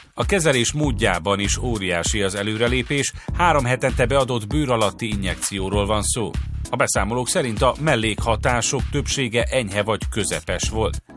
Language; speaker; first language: Hungarian; native; Hungarian